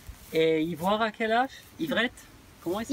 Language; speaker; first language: French; non-native, fluent; English